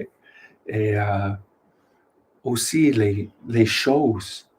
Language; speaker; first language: French; non-native, learner; English